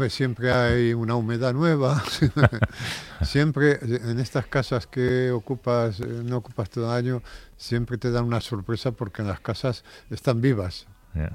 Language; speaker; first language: Spanish; native; Spanish